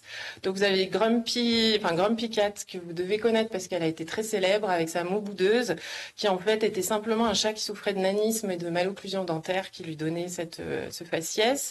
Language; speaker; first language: French; native; French